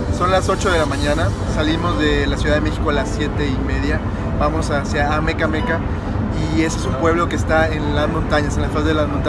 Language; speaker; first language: Spanish; native; Spanish